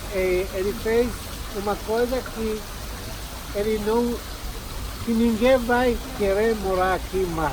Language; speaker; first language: Portuguese; non-native, learner; Hebrew